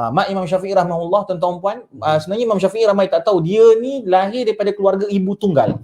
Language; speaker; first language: Malay; native; Malay